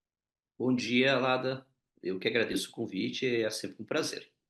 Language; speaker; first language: Portuguese; non-native, local second language; Ukrainian